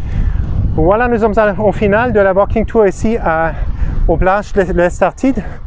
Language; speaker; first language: French; non-native, learner; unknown